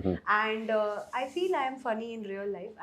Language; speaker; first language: Malayalam; early bilingual, heritage; Malayalam